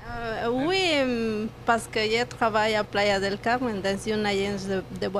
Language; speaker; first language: French; non-native, learner; Spanish